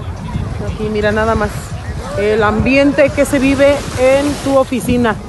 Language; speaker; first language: Spanish; native; Spanish